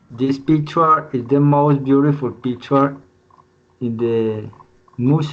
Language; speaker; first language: English; non-native, learner; Spanish